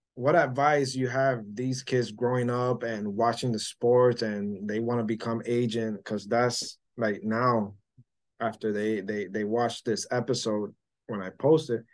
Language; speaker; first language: English; non-native, local second language; Spanish